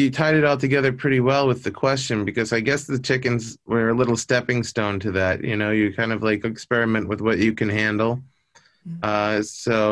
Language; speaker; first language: English; native; English